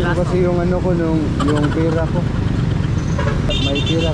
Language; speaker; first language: Filipino; non-native, local second language; Cebuano